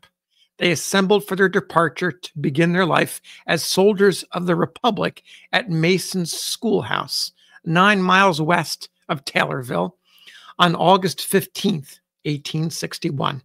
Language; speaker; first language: English; native; English